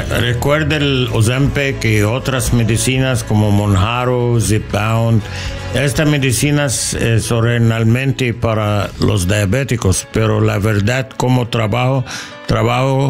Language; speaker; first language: Spanish; non-native, learner; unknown